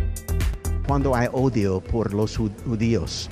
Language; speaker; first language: Spanish; non-native, fluent; English